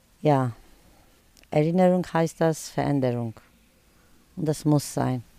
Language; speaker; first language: German; early bilingual, other home language; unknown